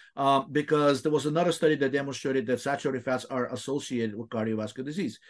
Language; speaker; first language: English; non-native, fluent; Bulgarian